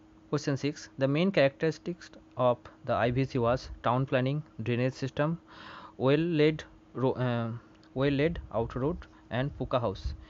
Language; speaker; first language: English; non-native, local second language; Bangla